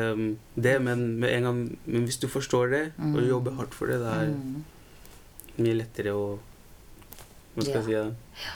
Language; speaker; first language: Norwegian; early bilingual, other home language; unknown